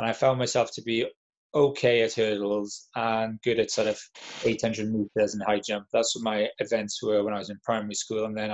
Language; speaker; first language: English; native; English